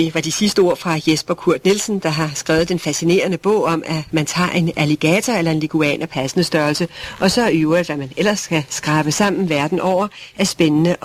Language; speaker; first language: Danish; native; Danish